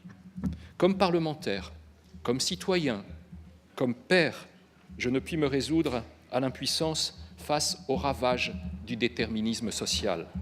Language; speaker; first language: French; native; French